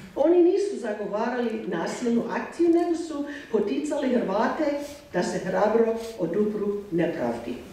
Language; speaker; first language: Croatian; non-native, fluent; English